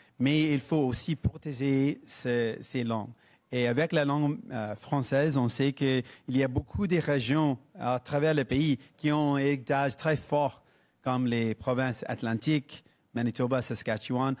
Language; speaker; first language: French; non-native, fluent; English